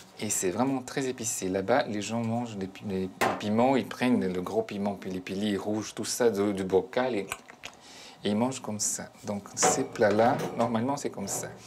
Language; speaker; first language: French; non-native, fluent; Portuguese